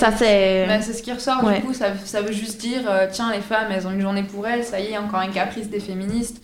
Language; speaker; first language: French; native; French